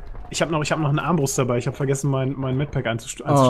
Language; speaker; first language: German; native; German